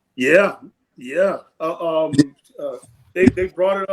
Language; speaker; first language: English; native; English